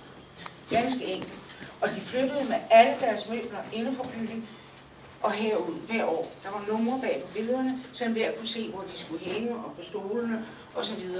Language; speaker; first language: Danish; native; Danish